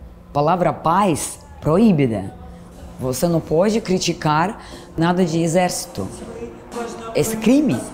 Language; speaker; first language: Portuguese; non-native, learner; Russian